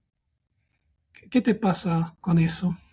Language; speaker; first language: Spanish; non-native, fluent; German